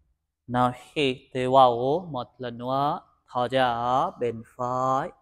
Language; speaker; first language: Vietnamese; non-native, learner; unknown